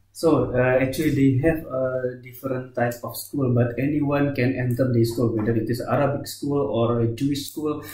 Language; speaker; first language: English; non-native, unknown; Indonesian